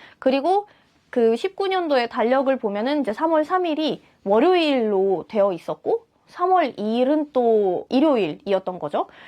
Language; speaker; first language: Korean; non-native, fluent; Russian